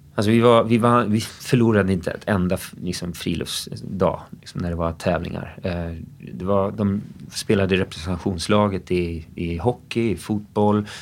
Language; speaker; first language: Swedish; early bilingual, other home language; English